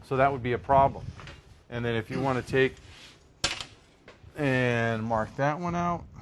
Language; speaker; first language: English; native; English